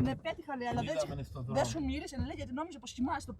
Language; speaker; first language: Greek; native; Greek